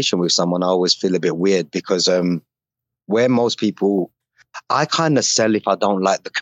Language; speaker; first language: English; native; English